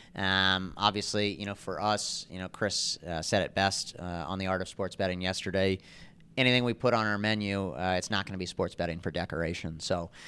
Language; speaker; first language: English; native; English